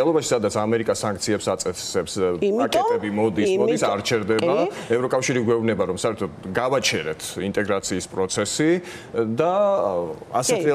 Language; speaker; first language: Georgian; native; Georgian